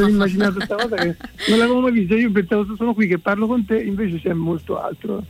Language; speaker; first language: Italian; native; Italian